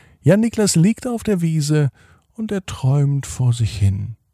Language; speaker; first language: German; native; German